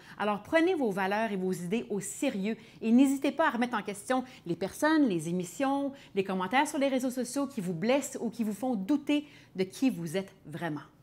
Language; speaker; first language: French; native; French